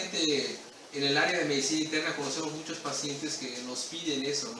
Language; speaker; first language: Spanish; native; Spanish